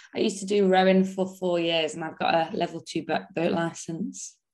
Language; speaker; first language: English; native; English